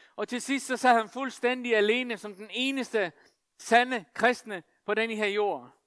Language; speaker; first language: Danish; non-native, local second language; Faroese